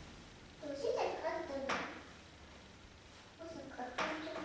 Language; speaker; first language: French; native; French